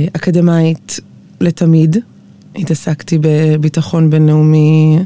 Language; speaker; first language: Hebrew; early bilingual, heritage; Hebrew